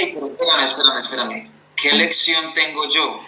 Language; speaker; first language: Spanish; native; Spanish